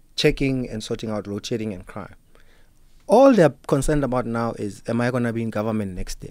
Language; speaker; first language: English; non-native, local second language; Southern Sotho